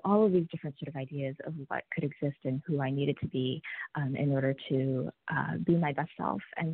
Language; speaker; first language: English; native; English